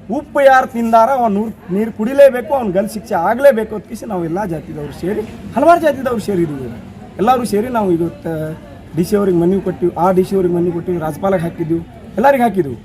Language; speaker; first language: Kannada; non-native, local second language; Lambadi